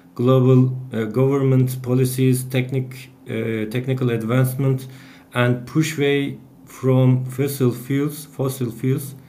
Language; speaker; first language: English; non-native, fluent; Turkish